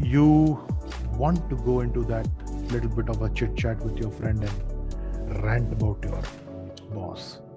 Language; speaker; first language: English; non-native, local second language; Hindi